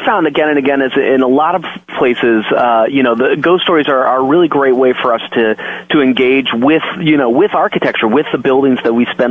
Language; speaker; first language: English; native; English